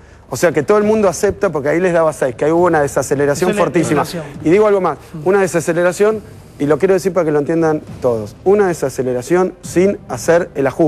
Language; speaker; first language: Spanish; native; Spanish